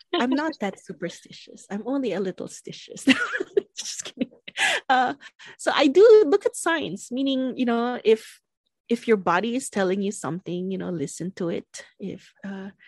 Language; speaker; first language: English; non-native, local second language; Filipino